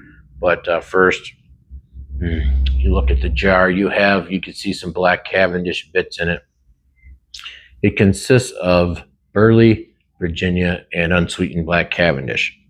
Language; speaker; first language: English; native; English